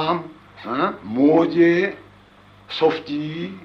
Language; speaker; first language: English; non-native, learner; Japanese